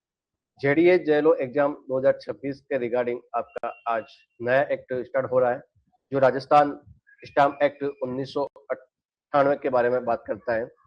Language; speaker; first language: Hindi; native; Hindi